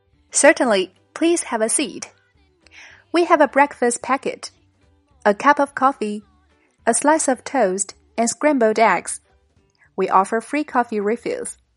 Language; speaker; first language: English; non-native, fluent; Chinese